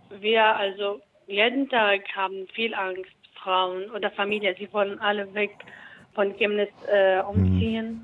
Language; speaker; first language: German; non-native, learner; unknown